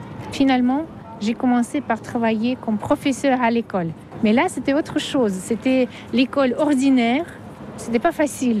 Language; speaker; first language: French; non-native, fluent; Russian